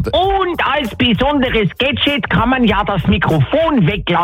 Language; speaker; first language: German; native; German